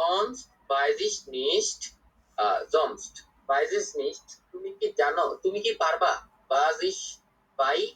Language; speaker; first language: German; non-native, learner; Bangla